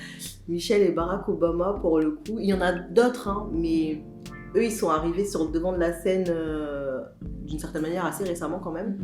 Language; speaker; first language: French; native; French